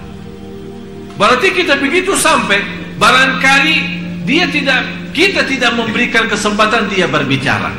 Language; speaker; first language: Indonesian; non-native, fluent; Arabic